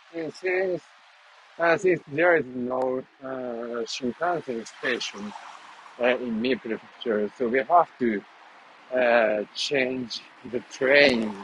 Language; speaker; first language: English; non-native, learner; Japanese